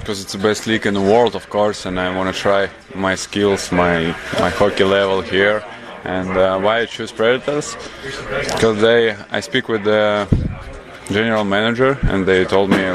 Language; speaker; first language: English; non-native, learner; Russian